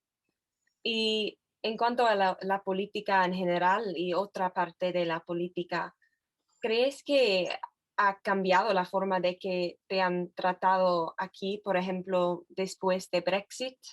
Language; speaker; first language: Spanish; non-native, fluent; English